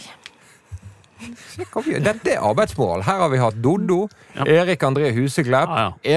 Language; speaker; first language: Norwegian; native; Norwegian